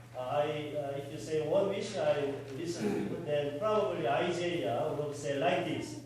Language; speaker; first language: English; non-native, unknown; Korean